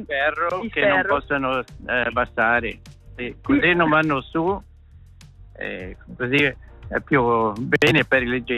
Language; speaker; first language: Italian; non-native, local second language; German